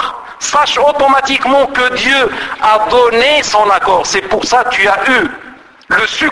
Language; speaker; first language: French; non-native, local second language; Arabic